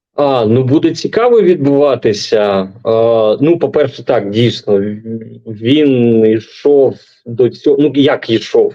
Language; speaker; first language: Ukrainian; non-native, local second language; Russian